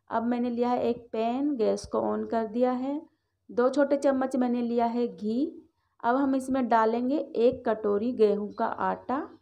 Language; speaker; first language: Hindi; native; Hindi